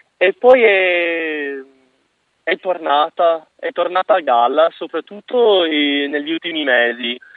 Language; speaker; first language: Italian; non-native, fluent; English